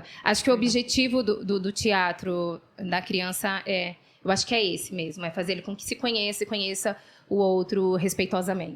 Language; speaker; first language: Portuguese; native; Portuguese